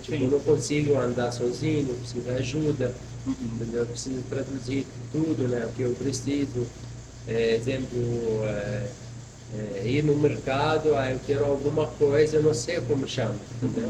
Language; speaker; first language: Portuguese; non-native, fluent; Arabic